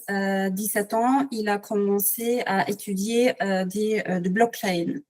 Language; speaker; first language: French; non-native, fluent; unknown